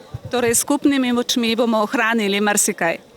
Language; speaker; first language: Slovenian; native; Slovenian